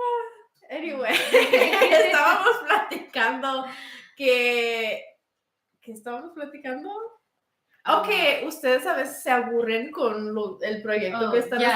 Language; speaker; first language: Spanish; early bilingual, heritage; Spanish